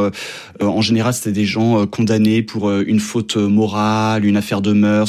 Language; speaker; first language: French; native; French